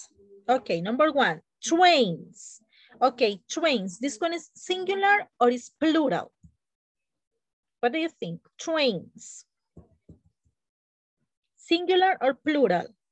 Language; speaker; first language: English; non-native, learner; Spanish